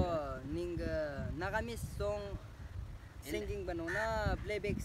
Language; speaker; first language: Tamil; non-native, learner; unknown